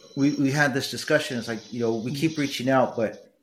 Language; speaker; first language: English; early bilingual, other home language; Spanish